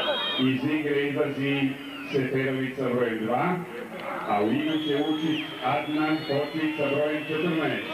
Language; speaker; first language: Bosnian; native; Bosnian